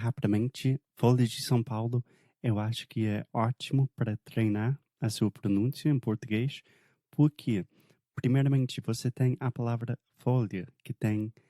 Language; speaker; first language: Portuguese; non-native, fluent; English